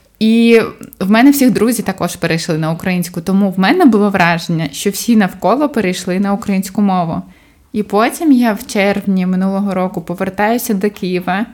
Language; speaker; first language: Ukrainian; non-native, local second language; Russian